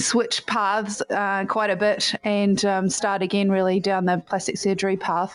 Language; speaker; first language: English; native; English